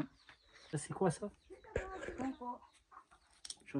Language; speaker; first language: French; non-native, learner; Arabic